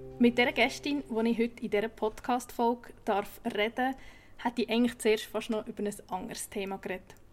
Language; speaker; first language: German; native; German